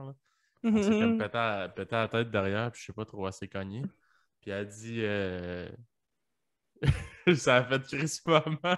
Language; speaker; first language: French; early bilingual, other home language; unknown